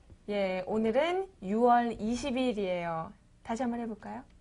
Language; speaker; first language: Korean; native; Korean